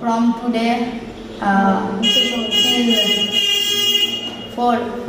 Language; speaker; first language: English; non-native, learner; Hindi